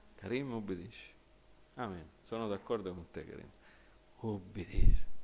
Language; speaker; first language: Italian; early bilingual, heritage; English